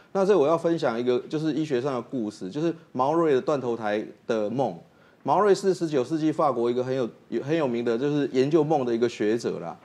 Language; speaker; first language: Chinese; native; Chinese